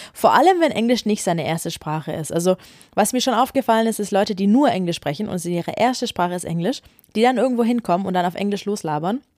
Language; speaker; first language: German; native; German